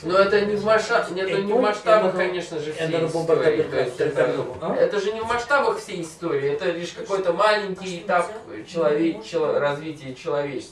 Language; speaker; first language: Russian; native; Russian